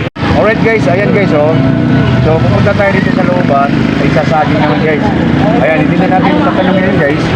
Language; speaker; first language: Filipino; native; Filipino